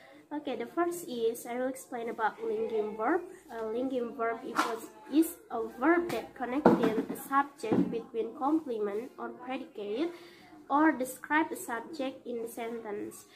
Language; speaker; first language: English; non-native, learner; Indonesian